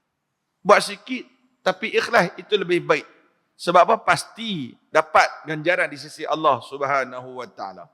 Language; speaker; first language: Malay; native; Malay